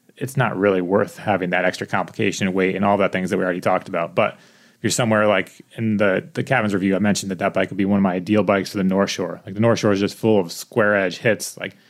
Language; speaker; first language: English; native; English